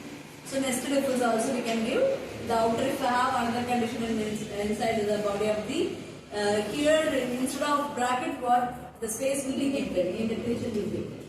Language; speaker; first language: English; non-native, local second language; Tamil